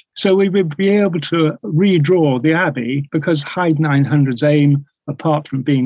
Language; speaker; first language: English; native; English